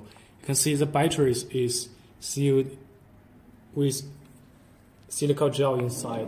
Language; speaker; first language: English; non-native, learner; Chinese